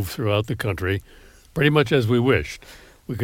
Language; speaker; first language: English; native; English